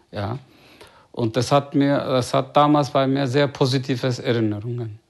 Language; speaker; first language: German; non-native, fluent; Turkish